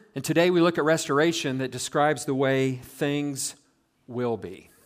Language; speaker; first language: English; native; English